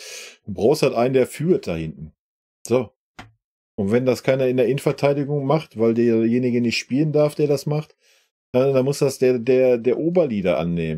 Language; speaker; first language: German; native; German